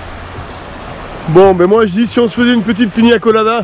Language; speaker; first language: French; native; French